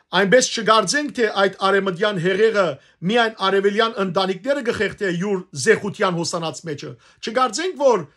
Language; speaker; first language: Armenian; native; Armenian